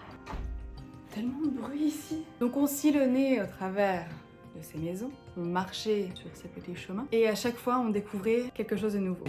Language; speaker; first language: French; native; French